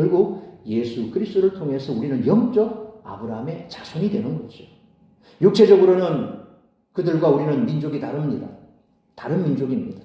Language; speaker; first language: Korean; native; Korean